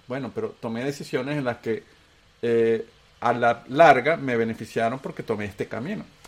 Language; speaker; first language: Spanish; native; Spanish